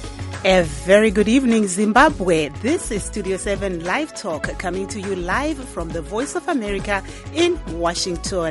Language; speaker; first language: English; non-native, local second language; Shona